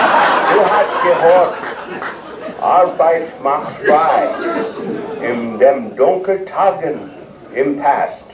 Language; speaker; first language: German; non-native, learner; English